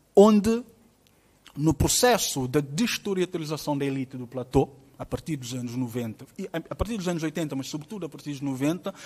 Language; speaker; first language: Portuguese; non-native, local second language; Kabuverdianu